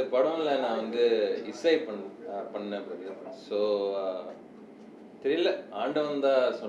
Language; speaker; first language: Tamil; non-native, learner; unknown